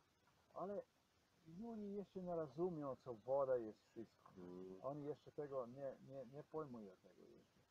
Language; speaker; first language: Polish; non-native, learner; Croatian